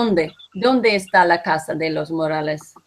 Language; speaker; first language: Spanish; non-native, fluent; English